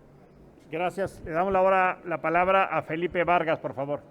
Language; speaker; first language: Spanish; native; Spanish